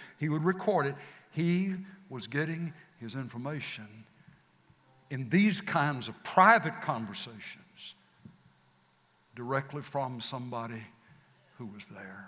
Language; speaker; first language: English; native; English